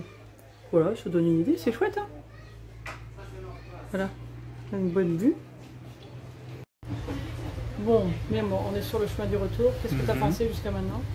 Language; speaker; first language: French; native; French